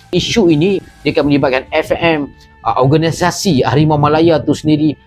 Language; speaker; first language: Malay; native; Malay